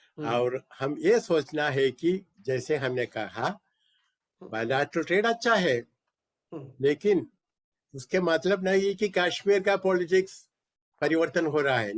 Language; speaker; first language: Hindi; non-native, local second language; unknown